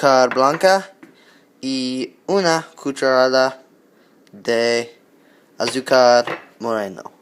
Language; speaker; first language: Spanish; non-native, learner; English